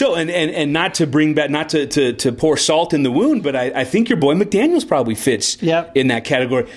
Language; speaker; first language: English; native; English